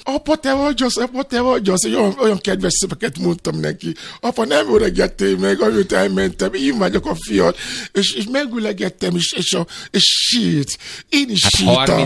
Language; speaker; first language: Hungarian; non-native, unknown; Yoruba